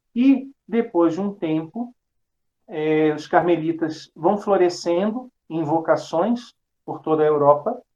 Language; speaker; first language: Portuguese; native; Portuguese